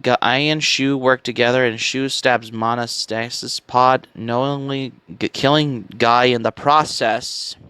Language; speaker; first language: English; native; English